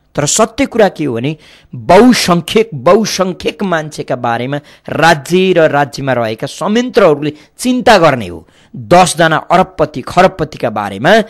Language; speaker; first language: Nepali; native; Nepali